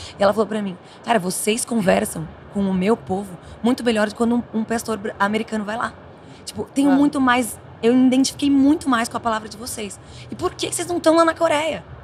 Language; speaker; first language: Portuguese; native; Portuguese